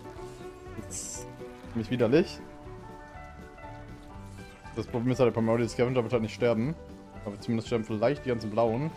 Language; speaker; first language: German; native; German